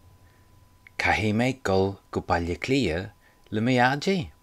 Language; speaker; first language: Irish; non-native, local second language; English